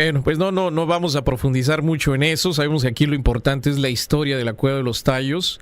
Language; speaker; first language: Spanish; native; Spanish